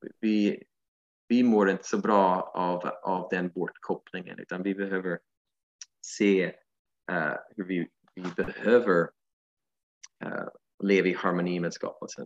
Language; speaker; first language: Swedish; non-native, fluent; English